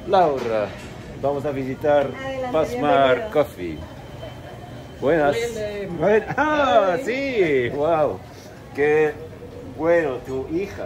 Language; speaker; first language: Spanish; non-native, fluent; Dutch